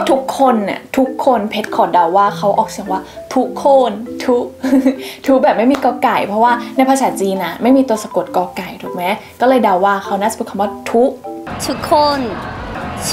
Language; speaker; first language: Thai; native; Thai